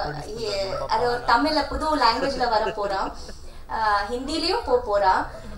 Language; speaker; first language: Tamil; non-native, local second language; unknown